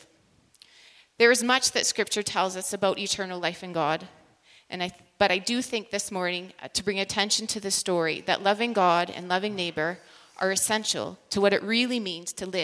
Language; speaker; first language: English; native; English